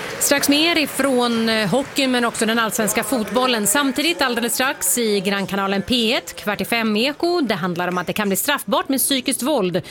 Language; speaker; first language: Swedish; native; Swedish